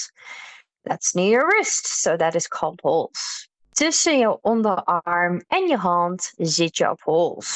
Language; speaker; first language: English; non-native, fluent; Dutch